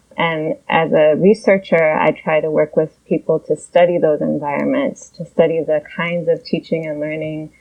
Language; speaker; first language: English; early bilingual, other home language; Persian